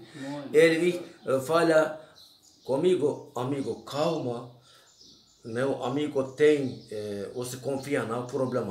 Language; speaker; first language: Portuguese; non-native, learner; Turkish